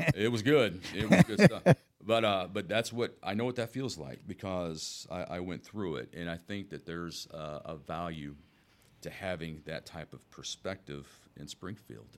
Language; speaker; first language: English; native; English